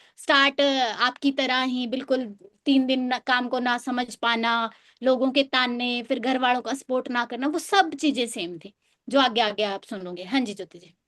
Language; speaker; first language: Hindi; native; Hindi